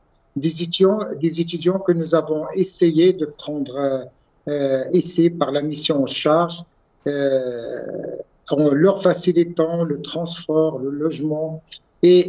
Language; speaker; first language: French; non-native, local second language; Arabic